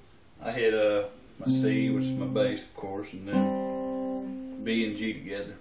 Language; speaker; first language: English; native; English